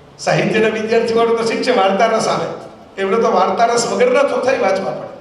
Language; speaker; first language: Gujarati; native; Gujarati